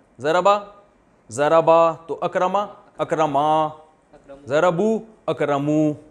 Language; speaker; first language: Urdu; native; Urdu